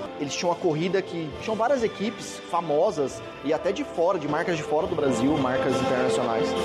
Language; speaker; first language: Portuguese; native; Portuguese